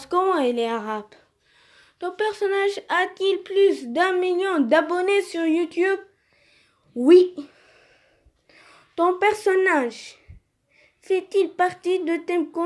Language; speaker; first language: French; non-native, learner; Arabic